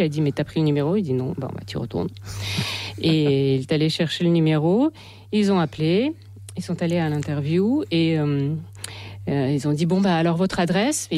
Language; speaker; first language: French; non-native, fluent; Russian